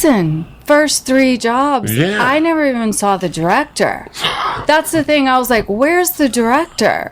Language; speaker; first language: English; native; English